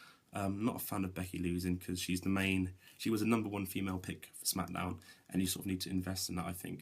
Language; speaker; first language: English; native; English